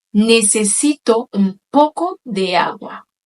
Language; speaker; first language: Spanish; non-native, fluent; Haitian Creole